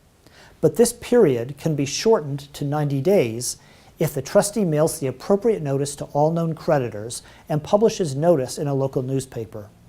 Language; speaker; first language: English; native; English